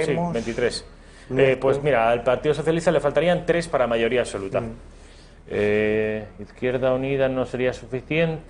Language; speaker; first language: Spanish; native; Spanish